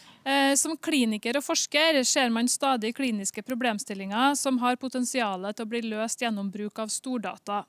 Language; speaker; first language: Norwegian; native; Norwegian